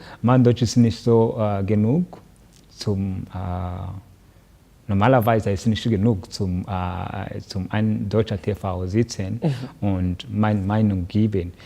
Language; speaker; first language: German; non-native, learner; Kinyarwanda